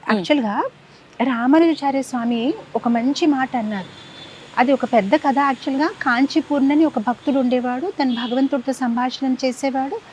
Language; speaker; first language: Telugu; non-native, fluent; Gujarati